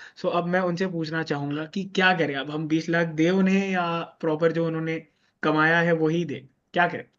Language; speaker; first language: Hindi; native; Hindi